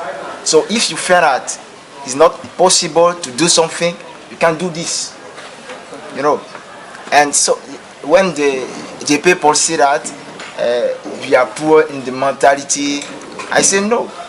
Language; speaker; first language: English; non-native, fluent; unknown